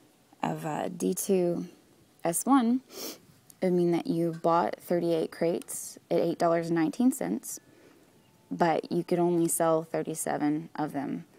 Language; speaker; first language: English; native; English